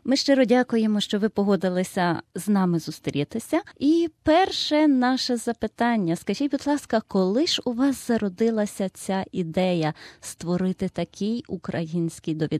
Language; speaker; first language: Ukrainian; native; Ukrainian